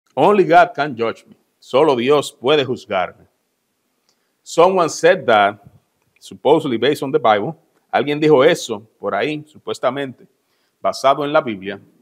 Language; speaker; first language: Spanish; native; Spanish